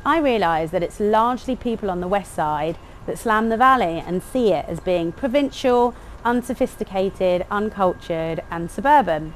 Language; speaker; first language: English; native; English